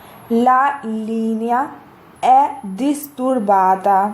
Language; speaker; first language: Italian; non-native, fluent; Urdu